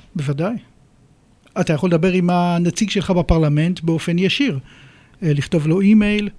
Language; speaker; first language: Hebrew; native; Hebrew